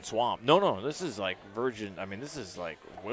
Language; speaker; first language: English; native; English